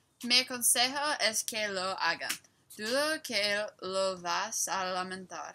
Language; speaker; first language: Spanish; non-native, learner; English